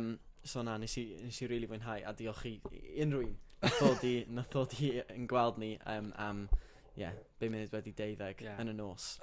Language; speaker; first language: Welsh; native; Welsh